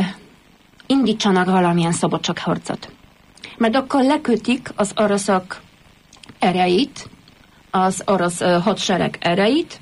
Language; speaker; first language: Hungarian; non-native, fluent; Polish